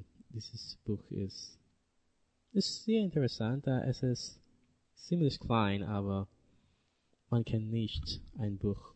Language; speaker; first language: German; non-native, learner; English